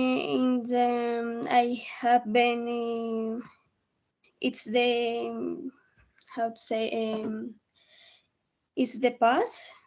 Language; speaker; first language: English; non-native, learner; Spanish